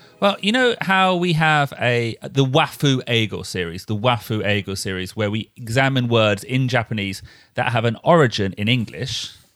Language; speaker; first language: English; native; English